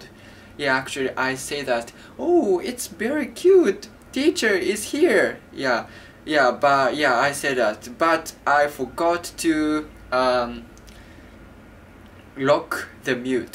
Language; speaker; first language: English; non-native, learner; Japanese